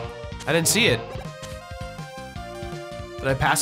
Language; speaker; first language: English; native; English